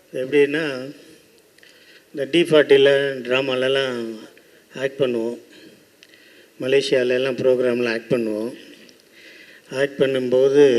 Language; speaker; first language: Tamil; native; Tamil